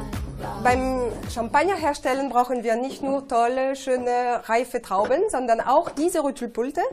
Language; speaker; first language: German; non-native, fluent; French